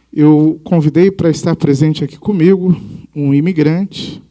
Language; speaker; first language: Portuguese; native; Portuguese